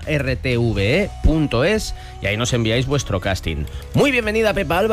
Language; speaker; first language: Spanish; native; Spanish